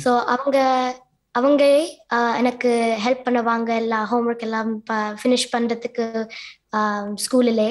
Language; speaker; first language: Tamil; early bilingual, heritage; Tamil